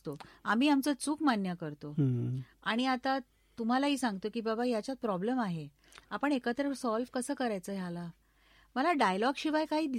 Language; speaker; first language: Marathi; non-native, local second language; Bangla